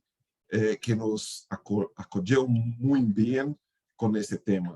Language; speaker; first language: Spanish; non-native, fluent; Portuguese